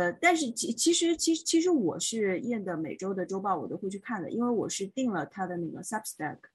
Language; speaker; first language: Chinese; native; Chinese